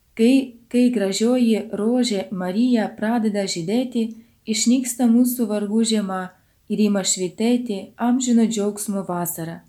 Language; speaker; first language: Lithuanian; non-native, fluent; Ukrainian